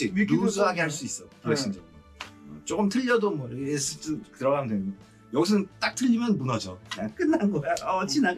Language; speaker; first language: Korean; native; Korean